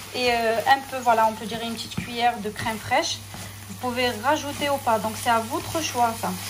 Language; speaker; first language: French; non-native, local second language; Arabic